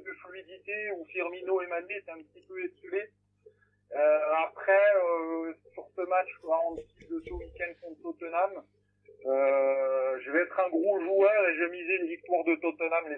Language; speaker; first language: French; native; French